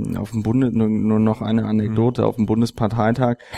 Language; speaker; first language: German; native; German